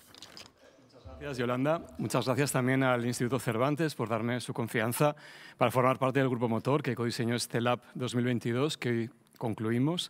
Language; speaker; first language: Spanish; native; Spanish